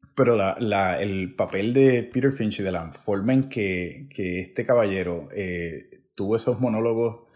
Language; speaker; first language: Spanish; native; Spanish